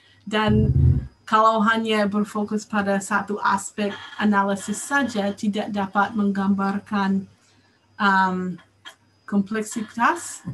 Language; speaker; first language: Indonesian; non-native, fluent; English